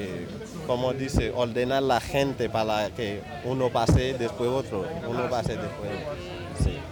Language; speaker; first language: Spanish; non-native, learner; Haitian Creole